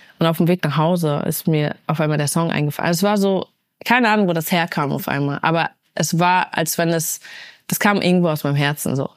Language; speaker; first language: German; native; German